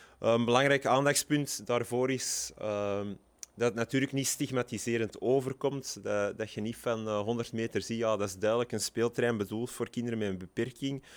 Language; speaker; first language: Dutch; native; Dutch